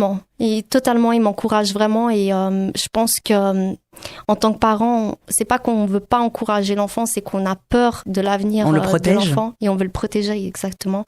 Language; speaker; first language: French; native; French